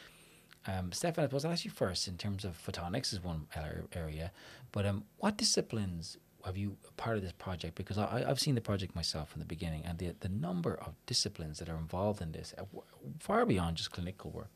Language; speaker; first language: English; native; English